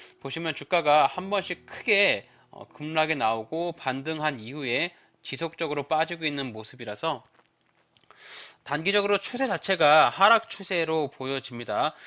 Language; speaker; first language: Korean; native; Korean